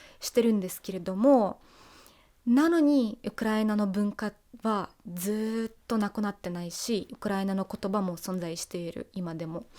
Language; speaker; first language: Japanese; non-native, fluent; Russian